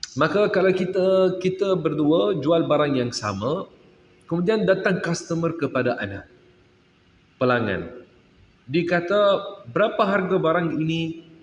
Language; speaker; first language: Malay; non-native, fluent; Arabic